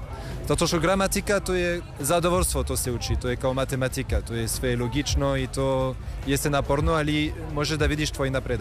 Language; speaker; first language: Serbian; non-native, fluent; French